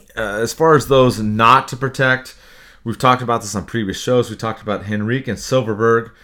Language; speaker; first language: English; native; English